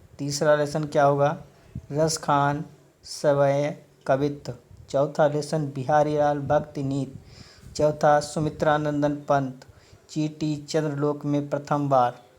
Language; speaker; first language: Hindi; native; Hindi